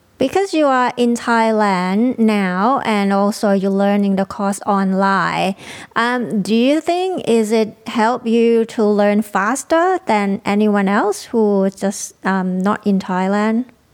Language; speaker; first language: English; non-native, fluent; Thai